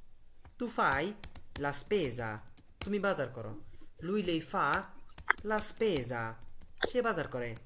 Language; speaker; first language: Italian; non-native, fluent; Bangla